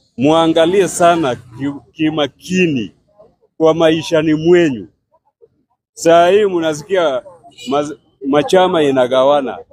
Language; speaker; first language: Swahili; non-native, local second language; Luo (Kenya and Tanzania)